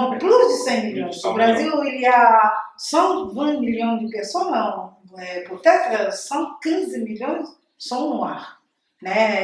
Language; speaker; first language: French; non-native, learner; Portuguese